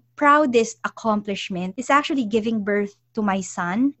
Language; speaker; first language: English; non-native, local second language; Filipino